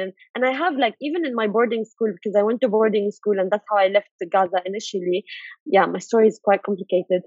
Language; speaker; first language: English; non-native, fluent; Arabic